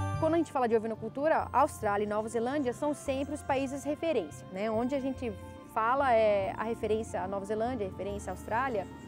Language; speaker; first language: Portuguese; native; Portuguese